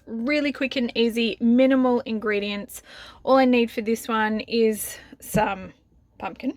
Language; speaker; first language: English; native; English